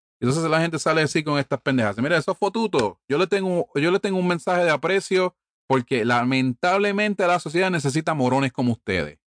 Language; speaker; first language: Spanish; early bilingual, heritage; Spanish